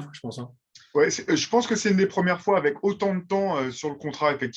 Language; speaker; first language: French; native; French